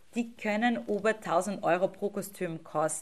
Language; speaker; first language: German; non-native, fluent; Portuguese